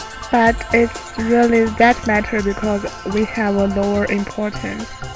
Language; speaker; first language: English; non-native, learner; Chinese